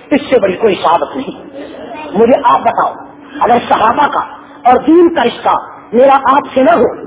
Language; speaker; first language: Urdu; non-native, local second language; Punjabi